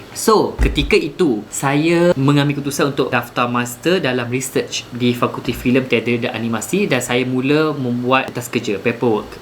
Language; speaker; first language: Malay; native; Malay